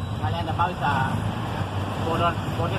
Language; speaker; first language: English; non-native, learner; Thai